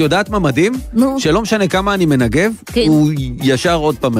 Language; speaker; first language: Hebrew; native; Hebrew